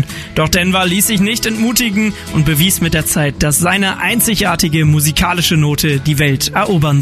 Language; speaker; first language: German; native; German